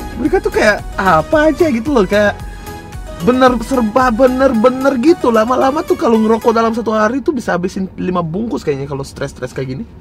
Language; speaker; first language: Indonesian; non-native, fluent; Russian